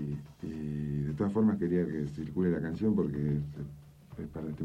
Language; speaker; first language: Spanish; native; Spanish